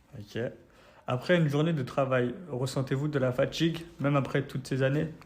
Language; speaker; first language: French; native; French